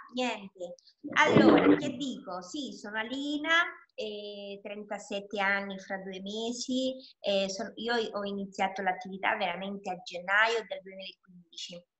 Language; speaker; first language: Italian; non-native, fluent; Romanian